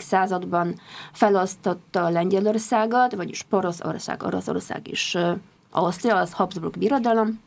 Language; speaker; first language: Hungarian; non-native, fluent; Polish